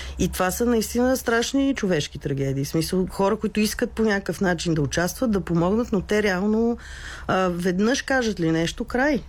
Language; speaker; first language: Bulgarian; native; Bulgarian